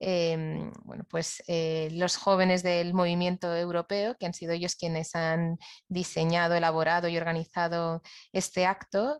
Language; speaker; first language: Spanish; native; Spanish